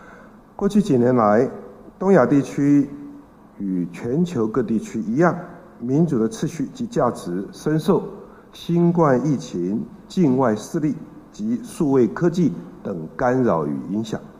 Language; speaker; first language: Chinese; native; Chinese